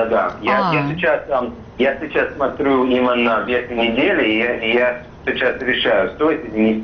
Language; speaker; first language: Russian; non-native, fluent; English